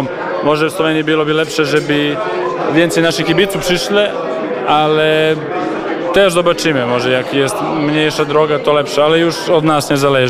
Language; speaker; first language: Polish; non-native, fluent; Serbian